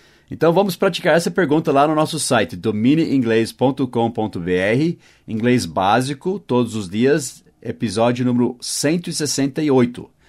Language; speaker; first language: Portuguese; non-native, fluent; English